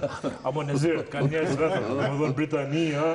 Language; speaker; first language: Albanian; native; Albanian